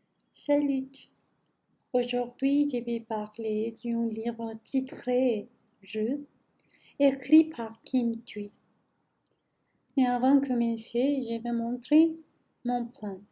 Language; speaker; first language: French; non-native, learner; Spanish